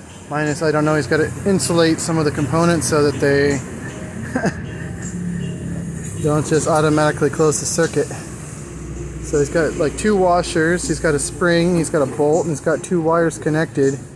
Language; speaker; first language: English; native; English